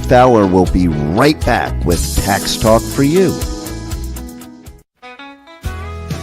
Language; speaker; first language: English; native; English